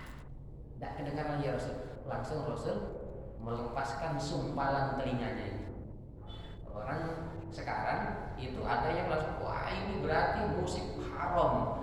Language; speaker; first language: Indonesian; native; Indonesian